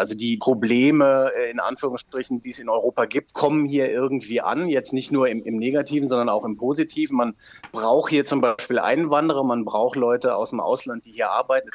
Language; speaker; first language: German; native; German